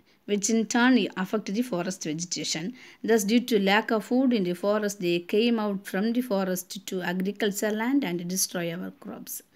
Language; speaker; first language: English; non-native, local second language; Tamil